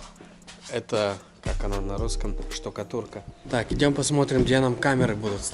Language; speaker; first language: Russian; native; Russian